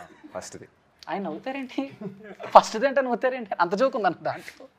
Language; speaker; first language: Telugu; native; Telugu